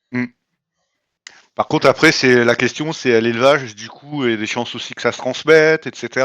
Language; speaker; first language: French; native; French